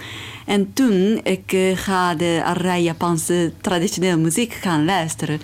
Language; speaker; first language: Dutch; non-native, fluent; Japanese